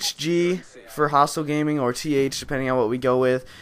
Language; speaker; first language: English; native; English